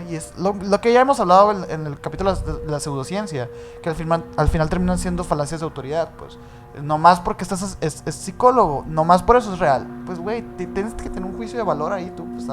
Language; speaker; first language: Spanish; native; Spanish